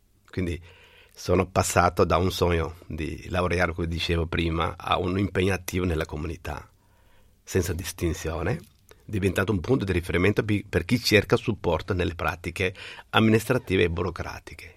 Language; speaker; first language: Italian; non-native, fluent; Somali